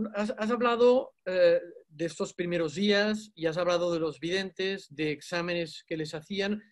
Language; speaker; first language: Spanish; native; Spanish